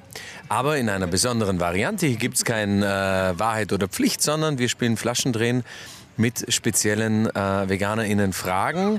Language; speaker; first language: German; native; German